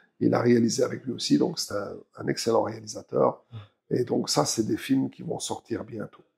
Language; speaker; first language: French; early bilingual, other home language; Arabic